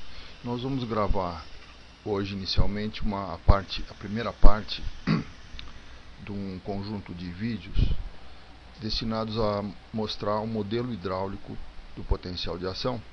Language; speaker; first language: Portuguese; native; Portuguese